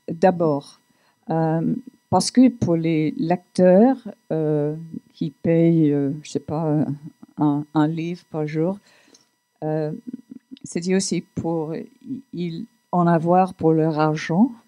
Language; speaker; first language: French; non-native, fluent; English